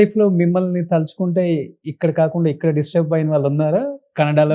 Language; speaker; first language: Telugu; native; Telugu